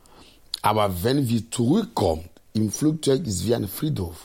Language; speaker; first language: German; non-native, fluent; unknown